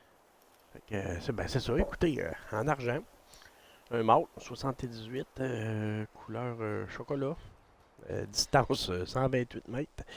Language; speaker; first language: French; native; French